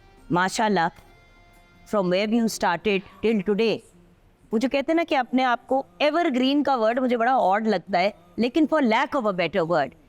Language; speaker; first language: Urdu; native; Urdu